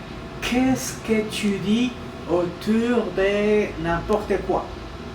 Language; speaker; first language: French; non-native, fluent; Spanish